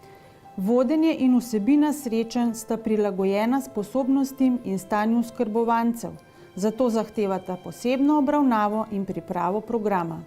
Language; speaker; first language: Slovenian; native; Slovenian